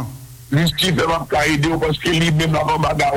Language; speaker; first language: French; non-native, local second language; Haitian Creole